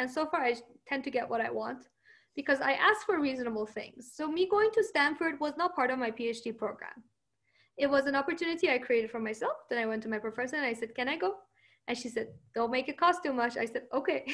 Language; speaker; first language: English; early bilingual, other home language; Persian